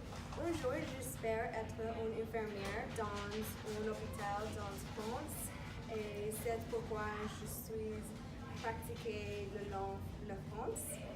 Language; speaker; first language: French; non-native, learner; English